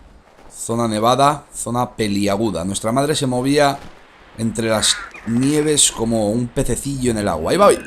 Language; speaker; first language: Spanish; native; Spanish